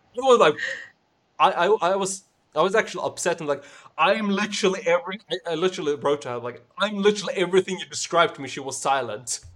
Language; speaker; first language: English; non-native, fluent; Swedish